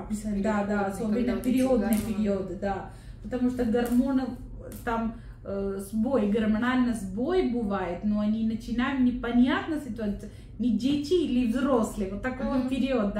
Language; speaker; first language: Russian; non-native, learner; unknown